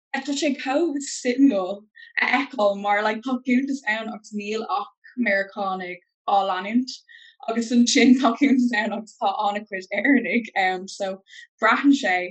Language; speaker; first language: Irish; non-native, local second language; English